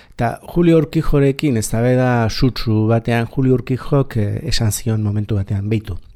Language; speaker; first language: Basque; native; Basque